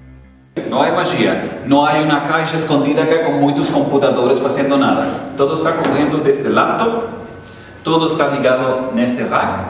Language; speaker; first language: Portuguese; non-native, learner; Spanish